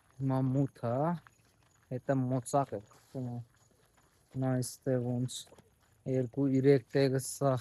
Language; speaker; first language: Armenian; non-native, learner; Hindi